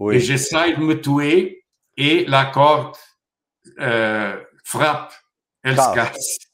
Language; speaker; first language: French; non-native, fluent; Portuguese